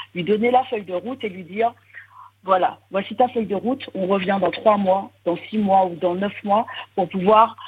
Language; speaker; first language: French; native; French